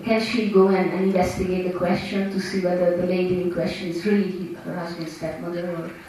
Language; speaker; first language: English; non-native, fluent; Hungarian